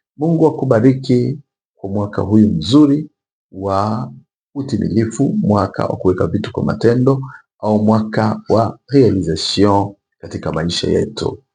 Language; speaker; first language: Swahili; native; Swahili